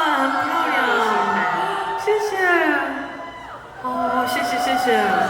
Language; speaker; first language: Chinese; non-native, learner; Korean